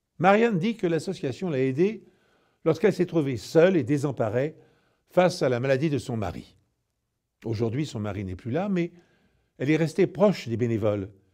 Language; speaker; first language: French; native; French